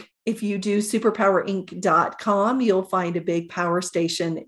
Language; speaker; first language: English; native; English